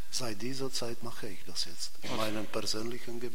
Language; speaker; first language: German; non-native, fluent; Czech